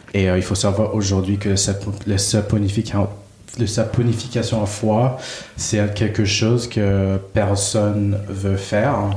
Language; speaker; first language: French; non-native, fluent; Cantonese